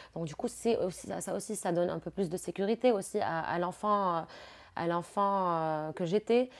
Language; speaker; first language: French; non-native, local second language; Arabic